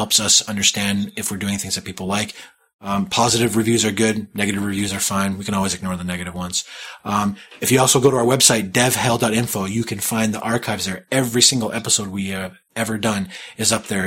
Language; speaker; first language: English; native; English